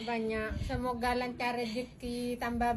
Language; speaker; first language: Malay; non-native, learner; Indonesian